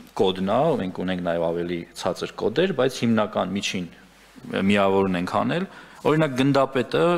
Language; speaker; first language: Armenian; native; Armenian